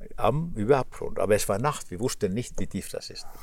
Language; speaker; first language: German; non-native, fluent; Finnish